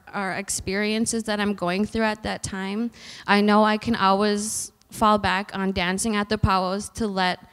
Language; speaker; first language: English; native; English